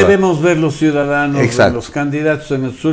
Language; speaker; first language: Spanish; native; Spanish